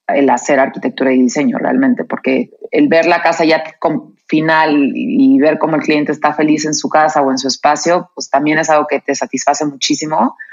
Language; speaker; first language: Spanish; native; Spanish